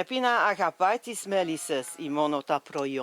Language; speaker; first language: Greek; non-native, learner; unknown